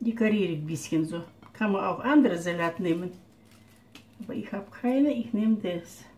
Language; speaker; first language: German; non-native, fluent; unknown